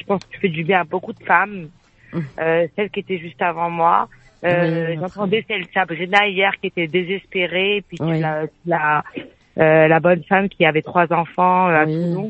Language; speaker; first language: French; native; French